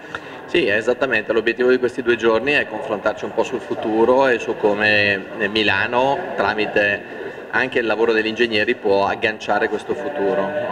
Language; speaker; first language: Italian; native; Italian